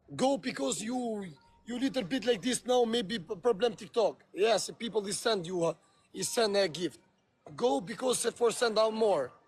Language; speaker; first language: English; non-native, learner; Albanian